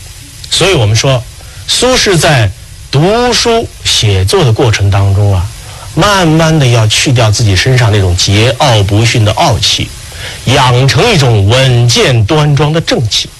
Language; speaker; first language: Chinese; native; Chinese